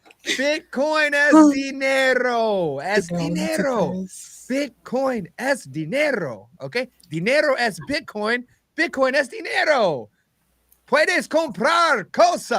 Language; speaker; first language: Spanish; non-native, learner; English